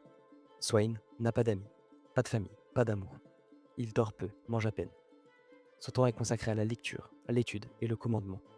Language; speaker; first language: French; native; French